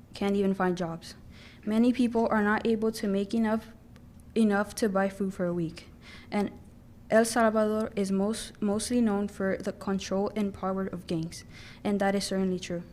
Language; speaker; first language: English; early bilingual, other home language; Spanish